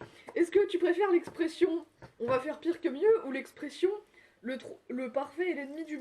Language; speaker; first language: French; native; French